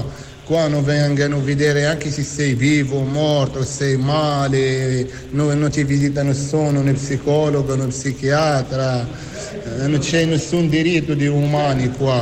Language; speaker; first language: Italian; non-native, fluent; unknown